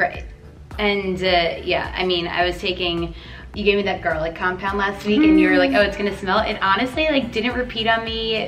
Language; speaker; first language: English; native; English